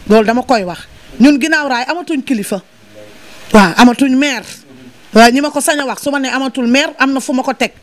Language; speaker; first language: Wolof; native; Wolof